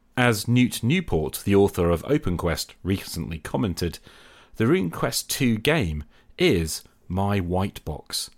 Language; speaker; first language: English; native; English